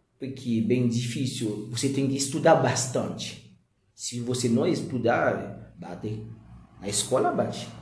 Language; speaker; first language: Portuguese; non-native, learner; Haitian Creole